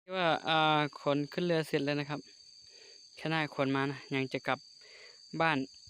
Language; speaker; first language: Thai; native; Thai